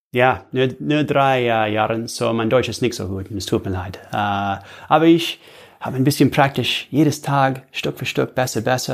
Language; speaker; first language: German; non-native, learner; English